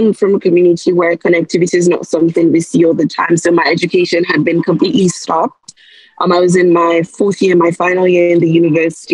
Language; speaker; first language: English; non-native, local second language; Yoruba